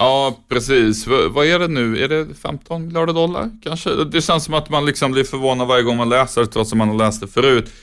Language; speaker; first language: Swedish; native; Swedish